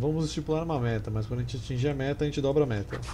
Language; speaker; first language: Portuguese; native; Portuguese